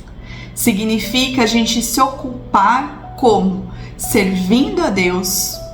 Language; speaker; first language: Portuguese; native; Portuguese